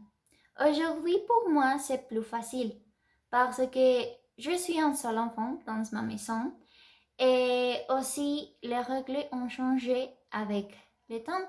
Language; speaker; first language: French; non-native, learner; Spanish